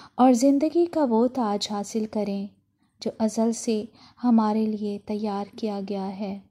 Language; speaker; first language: Urdu; non-native, local second language; Punjabi